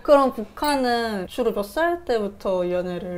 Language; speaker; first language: Korean; native; Korean